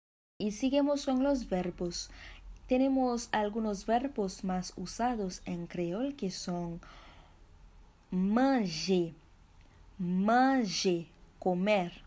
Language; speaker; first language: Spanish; non-native, fluent; Haitian Creole